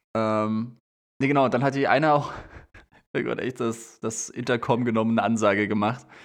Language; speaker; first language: German; native; German